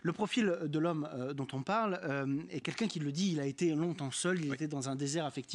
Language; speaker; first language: French; native; French